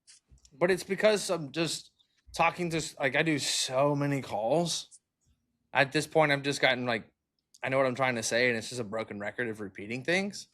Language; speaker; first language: English; native; English